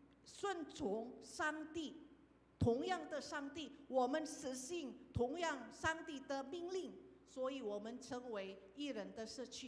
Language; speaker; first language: Chinese; non-native, fluent; Indonesian